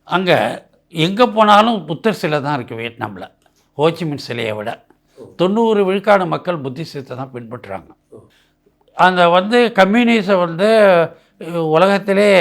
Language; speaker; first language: Tamil; native; Tamil